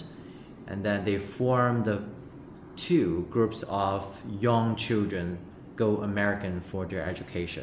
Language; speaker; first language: English; non-native, fluent; Chinese